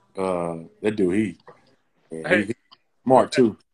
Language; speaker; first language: English; native; English